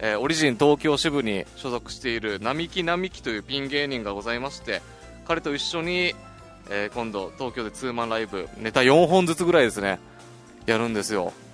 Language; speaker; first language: Japanese; native; Japanese